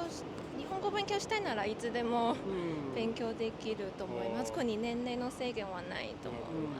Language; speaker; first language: Japanese; non-native, fluent; Chinese